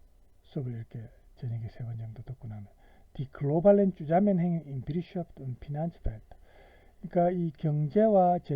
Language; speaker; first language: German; non-native, fluent; Korean